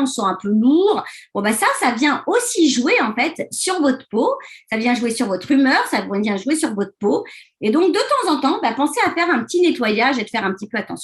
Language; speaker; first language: French; native; French